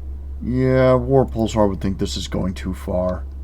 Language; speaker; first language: English; native; English